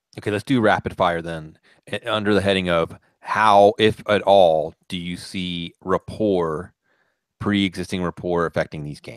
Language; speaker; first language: English; native; English